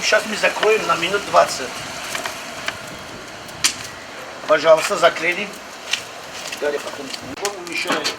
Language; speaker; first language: Russian; non-native, local second language; Tajik